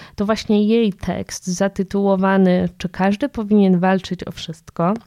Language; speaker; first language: Polish; native; Polish